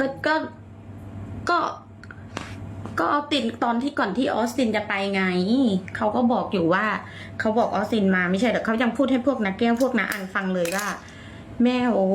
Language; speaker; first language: Thai; native; Thai